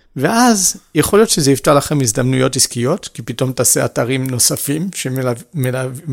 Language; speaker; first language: Hebrew; non-native, fluent; French